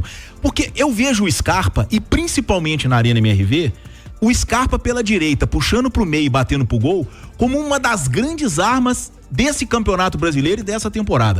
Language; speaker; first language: Portuguese; native; Portuguese